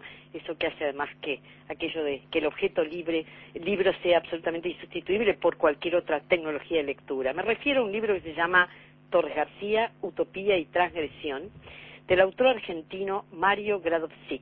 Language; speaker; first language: Spanish; native; Spanish